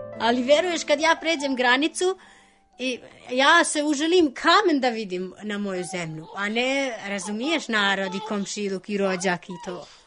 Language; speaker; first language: Serbian; non-native, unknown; Albanian